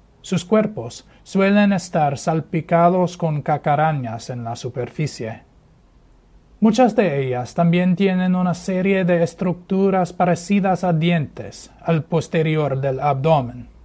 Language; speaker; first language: Spanish; non-native, fluent; English